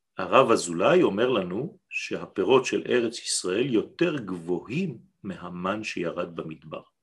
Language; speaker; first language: Hebrew; non-native, fluent; French